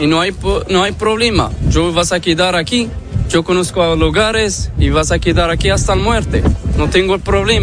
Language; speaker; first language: Spanish; non-native, learner; Arabic